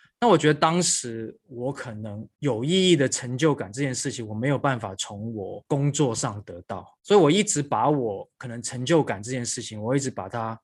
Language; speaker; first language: Chinese; non-native, local second language; Cantonese